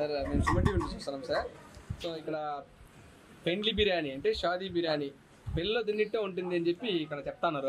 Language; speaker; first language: Telugu; native; Telugu